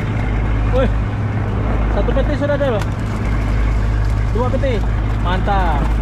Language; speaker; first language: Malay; non-native, local second language; Banjar